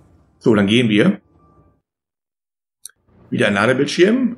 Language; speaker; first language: German; native; German